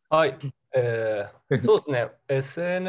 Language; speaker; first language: Japanese; native; Japanese